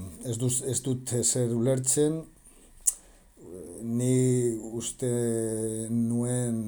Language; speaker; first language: Basque; non-native, learner; Spanish